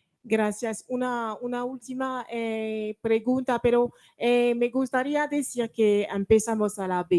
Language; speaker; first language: Spanish; non-native, learner; French